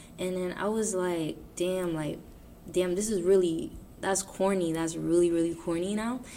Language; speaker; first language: English; native; English